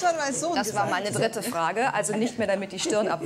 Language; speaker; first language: German; native; German